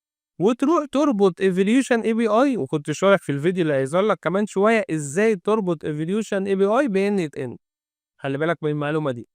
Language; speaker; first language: Arabic; native; Arabic